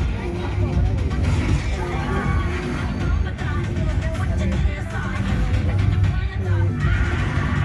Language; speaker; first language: Urdu; native; Urdu